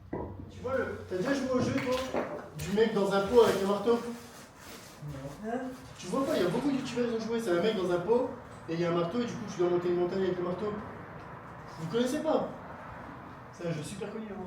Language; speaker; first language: French; native; French